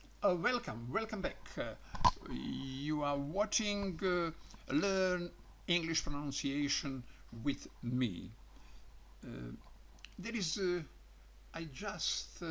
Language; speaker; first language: English; non-native, learner; Croatian